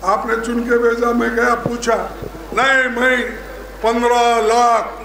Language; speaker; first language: Hindi; non-native, local second language; Kannada